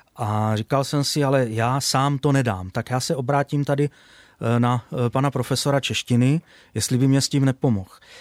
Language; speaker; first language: Czech; native; Czech